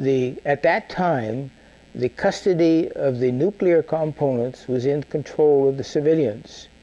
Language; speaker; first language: English; native; English